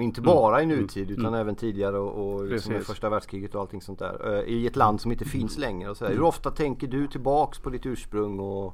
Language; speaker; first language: Swedish; native; Swedish